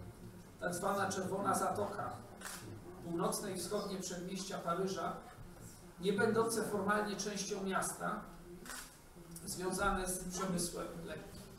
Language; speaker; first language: Polish; native; Polish